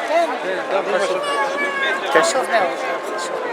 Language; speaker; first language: Hebrew; early bilingual, heritage; Hebrew